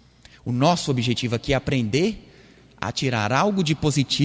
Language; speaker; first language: Portuguese; native; Portuguese